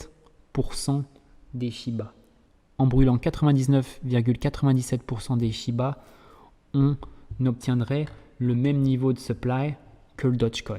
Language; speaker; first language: French; native; French